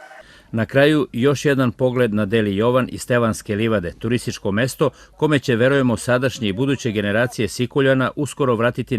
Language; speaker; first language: Serbian; native; Serbian